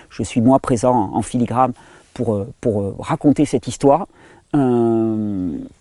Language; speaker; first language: French; native; French